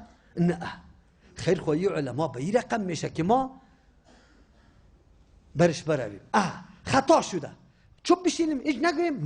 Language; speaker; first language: Persian; native; Persian